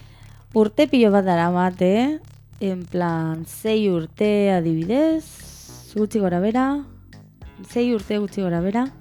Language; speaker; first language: Basque; non-native, local second language; Spanish